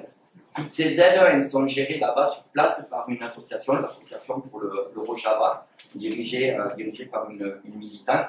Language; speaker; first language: French; native; French